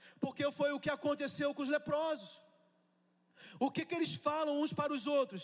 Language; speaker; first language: Portuguese; native; Portuguese